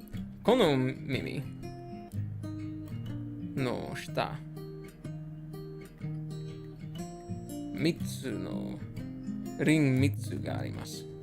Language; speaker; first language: Japanese; non-native, learner; English